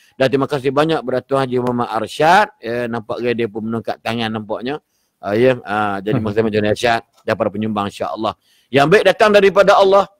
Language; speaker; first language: Malay; native; Malay